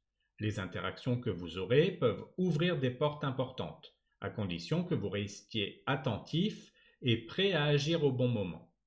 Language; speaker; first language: French; native; French